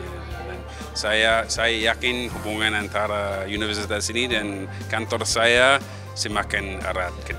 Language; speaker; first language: Indonesian; non-native, fluent; English